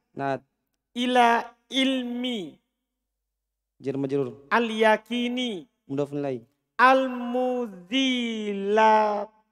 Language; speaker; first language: Arabic; non-native, fluent; Indonesian